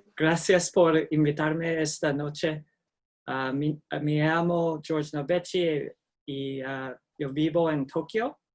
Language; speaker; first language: Spanish; non-native, learner; English